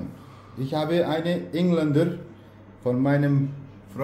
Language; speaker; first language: German; non-native, learner; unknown